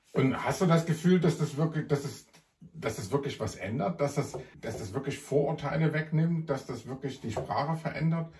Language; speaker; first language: German; native; German